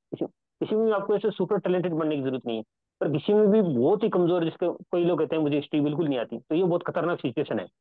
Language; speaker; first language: Hindi; native; Hindi